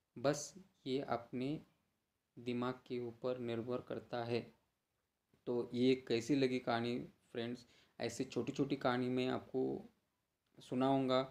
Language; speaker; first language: Hindi; non-native, local second language; Marathi